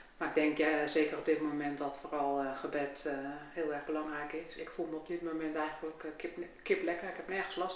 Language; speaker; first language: Dutch; native; Dutch